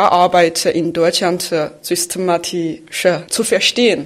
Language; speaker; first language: German; non-native, fluent; Chinese